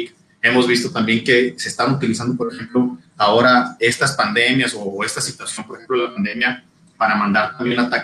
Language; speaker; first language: Spanish; native; Spanish